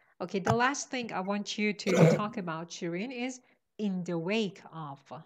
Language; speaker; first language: English; non-native, fluent; Persian